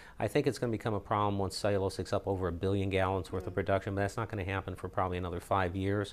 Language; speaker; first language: English; native; English